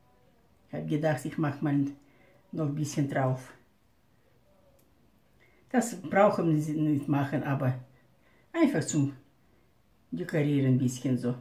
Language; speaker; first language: German; non-native, fluent; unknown